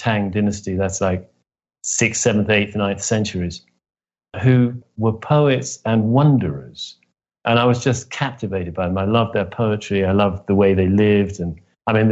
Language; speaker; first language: English; native; English